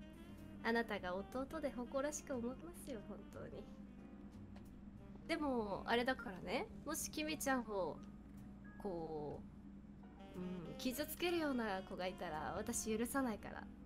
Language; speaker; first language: Japanese; native; Japanese